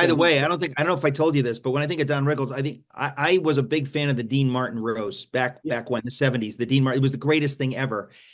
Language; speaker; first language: English; native; English